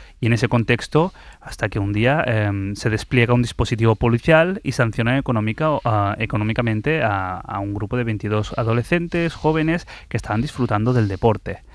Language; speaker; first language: Spanish; early bilingual, other home language; Arabic